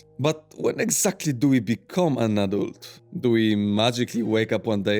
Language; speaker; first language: English; non-native, fluent; Polish